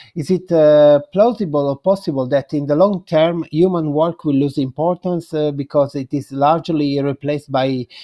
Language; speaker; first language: English; non-native, fluent; Italian